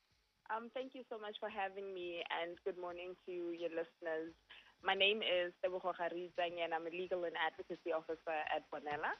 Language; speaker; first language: English; non-native, local second language; Tswana